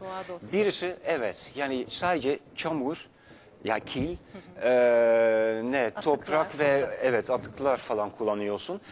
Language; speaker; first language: Turkish; non-native, fluent; Dutch